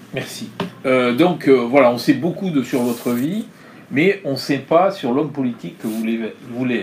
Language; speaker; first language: French; native; French